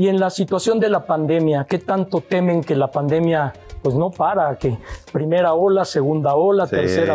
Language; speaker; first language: Spanish; native; Spanish